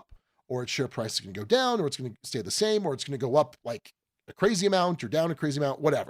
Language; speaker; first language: English; native; English